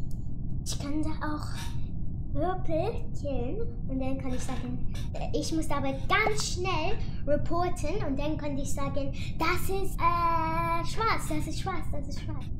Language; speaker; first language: German; non-native, learner; English